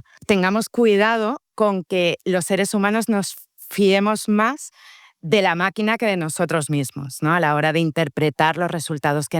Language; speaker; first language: Spanish; native; Spanish